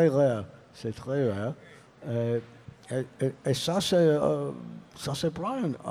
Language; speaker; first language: French; non-native, learner; English